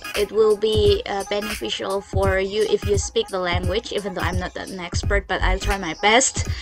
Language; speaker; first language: English; non-native, fluent; Indonesian